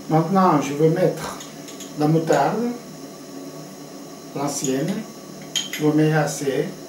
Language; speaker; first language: French; non-native, fluent; Portuguese